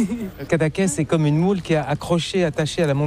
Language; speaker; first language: French; native; French